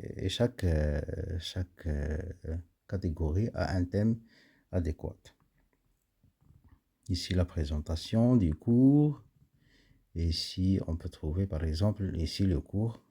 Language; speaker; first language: French; non-native, local second language; Arabic